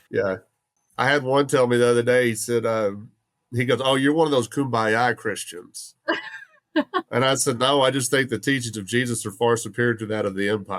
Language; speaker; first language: English; native; English